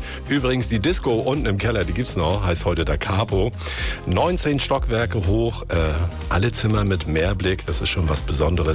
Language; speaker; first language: German; native; German